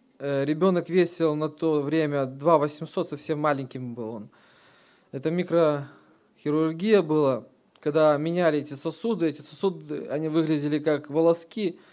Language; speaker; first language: Russian; native; Russian